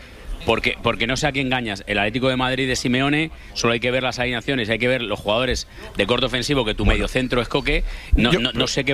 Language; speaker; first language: Spanish; native; Spanish